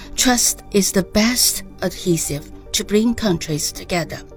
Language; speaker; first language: English; non-native, fluent; Chinese